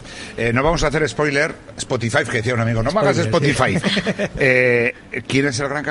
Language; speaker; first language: Spanish; native; Spanish